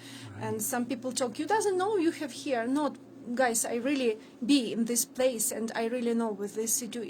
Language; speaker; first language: English; non-native, learner; Ukrainian